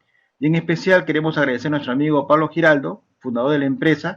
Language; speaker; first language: Spanish; native; Spanish